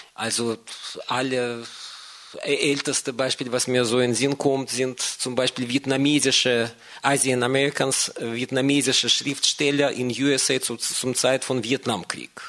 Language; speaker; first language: German; non-native, fluent; Russian